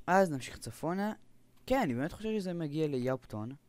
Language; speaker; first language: Hebrew; native; Hebrew